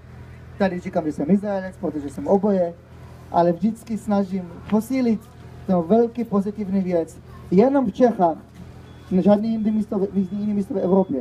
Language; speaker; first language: Czech; early bilingual, heritage; Czech